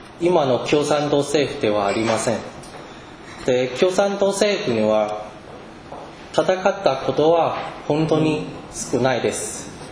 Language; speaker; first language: Japanese; non-native, fluent; Chinese